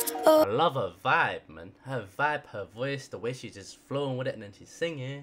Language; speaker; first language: English; native; English